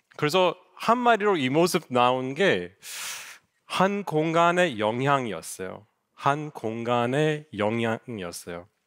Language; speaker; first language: Korean; non-native, fluent; English